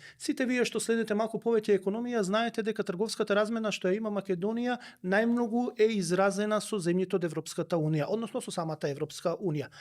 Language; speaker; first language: Macedonian; native; Macedonian